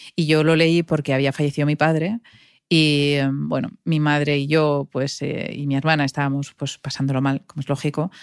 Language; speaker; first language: Spanish; native; Spanish